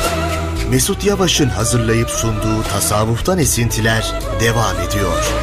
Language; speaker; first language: Turkish; native; Turkish